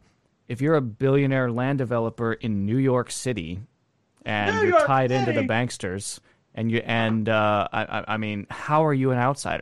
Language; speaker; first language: English; native; English